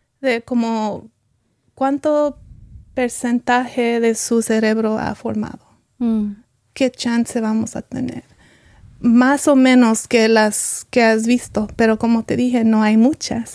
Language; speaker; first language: Spanish; early bilingual, heritage; Spanish